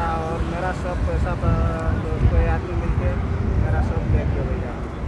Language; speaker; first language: Hindi; non-native, local second language; Odia